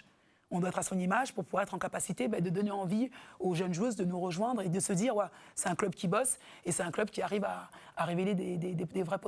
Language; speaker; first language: French; native; French